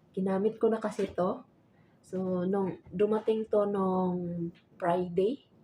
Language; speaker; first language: Filipino; non-native, local second language; Cebuano